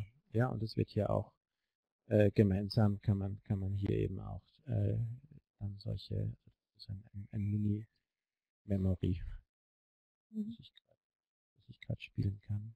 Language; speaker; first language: German; native; German